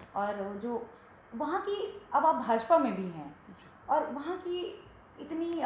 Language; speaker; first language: Hindi; native; Hindi